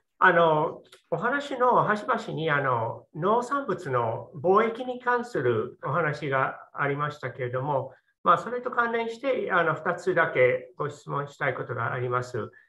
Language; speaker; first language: Japanese; native; Japanese